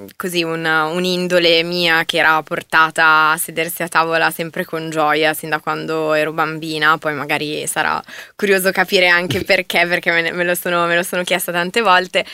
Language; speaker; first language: Italian; native; Italian